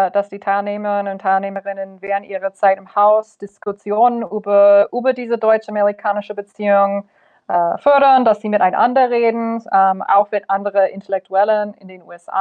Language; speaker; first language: German; non-native, fluent; English